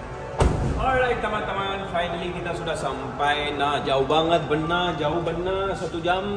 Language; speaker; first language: Indonesian; non-native, fluent; Urdu